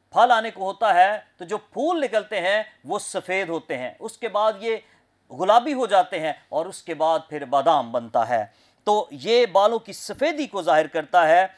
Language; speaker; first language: Urdu; non-native, local second language; Punjabi